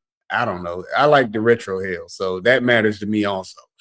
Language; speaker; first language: English; native; English